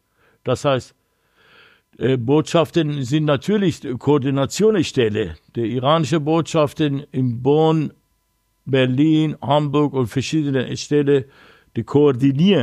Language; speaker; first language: German; non-native, learner; Persian